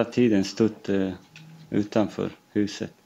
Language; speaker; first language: Swedish; non-native, fluent; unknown